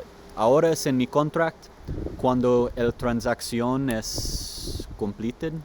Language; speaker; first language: Spanish; non-native, learner; English